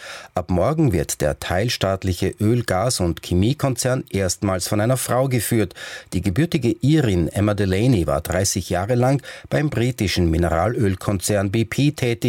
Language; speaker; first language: German; native; German